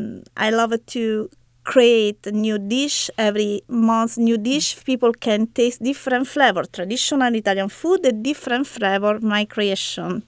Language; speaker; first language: English; non-native, learner; Italian